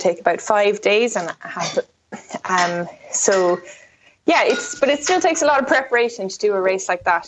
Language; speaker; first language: English; native; English